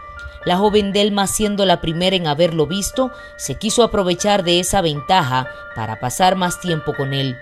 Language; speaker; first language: Spanish; native; Spanish